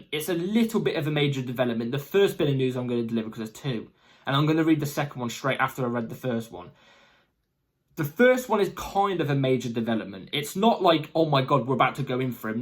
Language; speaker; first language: English; native; English